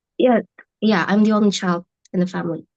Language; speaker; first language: English; non-native, learner; Indonesian